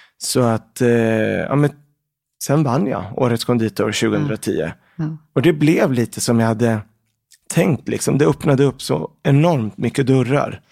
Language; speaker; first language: Swedish; early bilingual, other home language; Arabic